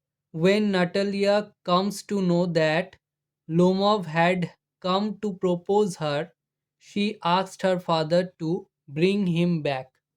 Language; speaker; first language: English; non-native, local second language; Bangla